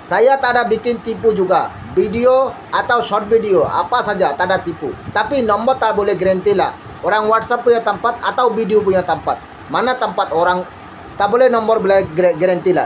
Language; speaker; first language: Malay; non-native, learner; Bangla